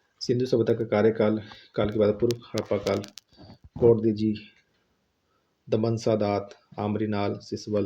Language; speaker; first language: Hindi; native; Hindi